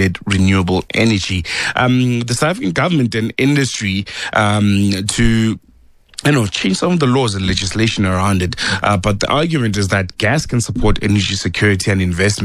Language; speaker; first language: English; non-native, local second language; Northern Sotho